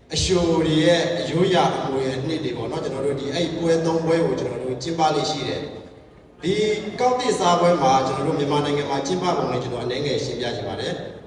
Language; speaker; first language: Burmese; non-native, local second language; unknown